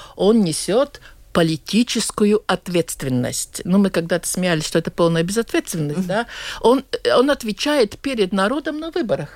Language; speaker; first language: Russian; non-native, local second language; Latvian